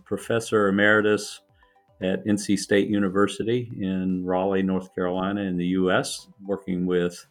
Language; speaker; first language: English; native; English